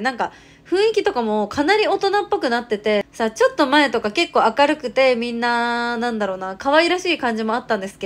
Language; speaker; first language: Japanese; native; Japanese